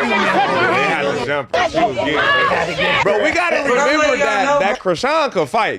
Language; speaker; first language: English; native; English